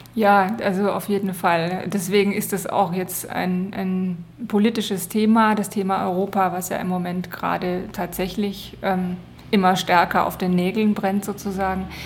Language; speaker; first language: German; native; German